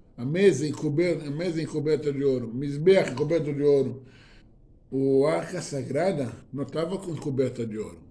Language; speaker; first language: Portuguese; non-native, fluent; Hebrew